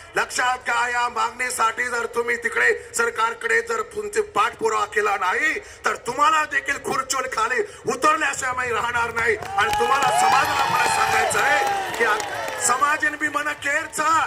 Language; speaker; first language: Marathi; non-native, local second language; Lambadi